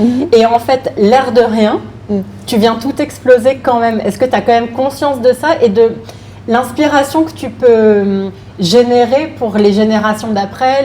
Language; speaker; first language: French; native; French